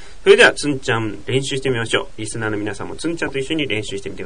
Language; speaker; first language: Japanese; native; Japanese